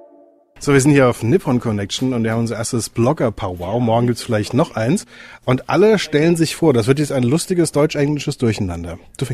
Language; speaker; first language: German; native; German